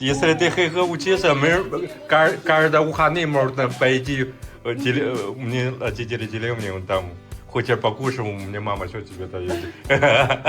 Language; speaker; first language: Russian; non-native, learner; Chinese